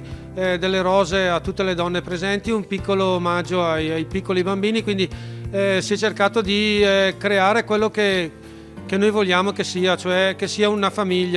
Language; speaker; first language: Italian; native; Italian